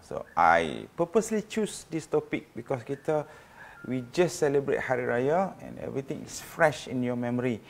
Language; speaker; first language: English; non-native, local second language; Malay